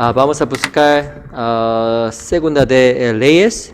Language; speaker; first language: Spanish; non-native, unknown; Korean